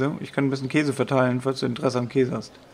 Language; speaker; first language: German; native; German